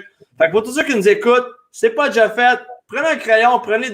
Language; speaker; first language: French; native; French